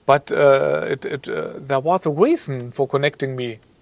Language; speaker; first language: English; non-native, learner; German